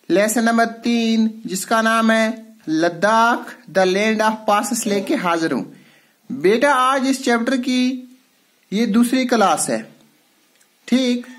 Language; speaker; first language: Urdu; non-native, local second language; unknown